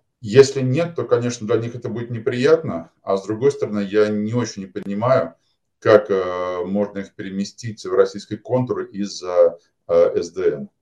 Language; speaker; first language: Russian; native; Russian